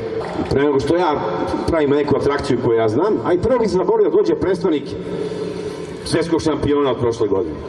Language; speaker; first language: Bosnian; native; Bosnian